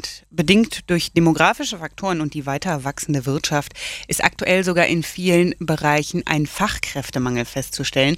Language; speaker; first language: German; native; German